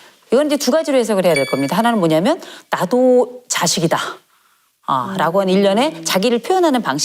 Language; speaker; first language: Korean; native; Korean